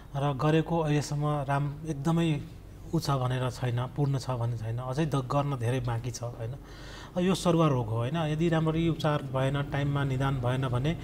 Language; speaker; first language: Nepali; non-native, local second language; Maithili